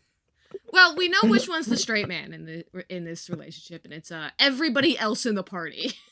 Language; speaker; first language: English; native; English